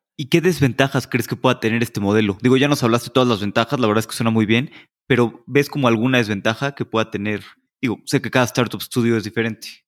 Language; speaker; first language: Spanish; native; Spanish